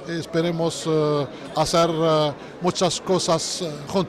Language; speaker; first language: Spanish; non-native, learner; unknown